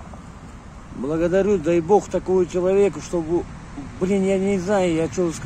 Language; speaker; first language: Russian; non-native, learner; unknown